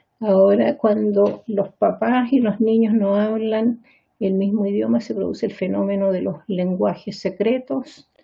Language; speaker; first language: Spanish; native; Spanish